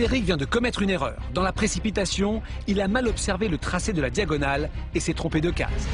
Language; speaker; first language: French; native; French